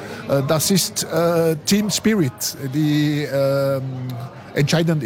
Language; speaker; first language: German; non-native, local second language; French